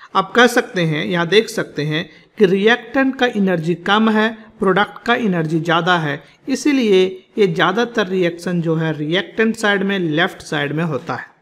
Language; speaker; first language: Hindi; native; Hindi